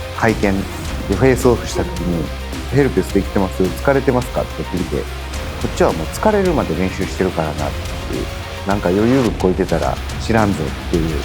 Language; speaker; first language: Japanese; native; Japanese